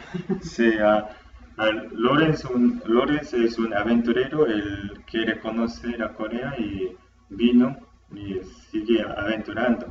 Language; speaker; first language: Spanish; non-native, fluent; Korean